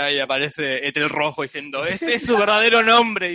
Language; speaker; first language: Spanish; native; Spanish